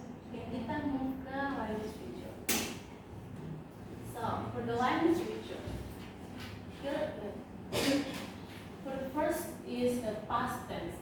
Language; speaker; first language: English; non-native, learner; Indonesian